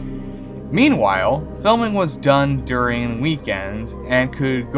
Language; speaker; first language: English; native; English